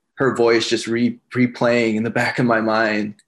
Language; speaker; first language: English; native; English